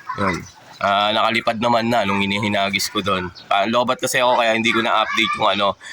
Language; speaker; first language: Filipino; native; Filipino